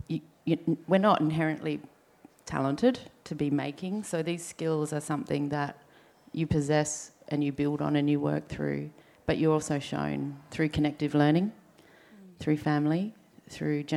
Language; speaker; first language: English; native; English